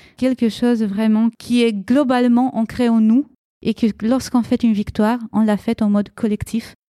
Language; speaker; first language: French; early bilingual, other home language; Romanian